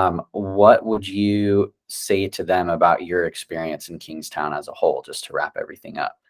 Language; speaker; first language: English; native; English